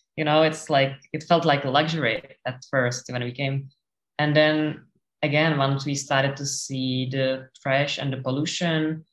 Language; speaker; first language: English; non-native, fluent; Czech